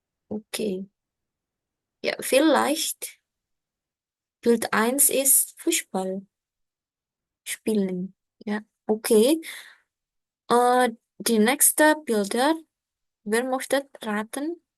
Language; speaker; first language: German; non-native, learner; Indonesian